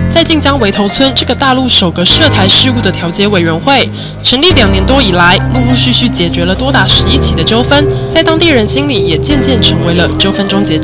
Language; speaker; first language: Chinese; native; Chinese